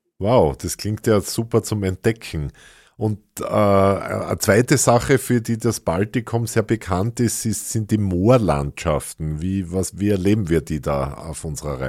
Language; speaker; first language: German; native; German